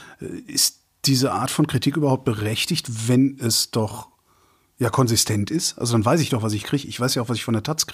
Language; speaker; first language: German; native; German